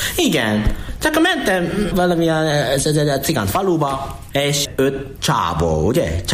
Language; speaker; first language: Hungarian; non-native, learner; Korean